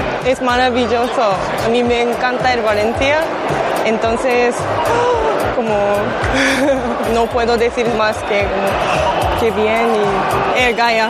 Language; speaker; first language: Spanish; non-native, learner; Japanese